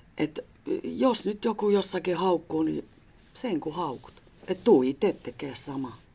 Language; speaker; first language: Finnish; native; Finnish